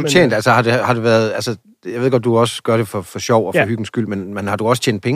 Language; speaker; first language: Danish; native; Danish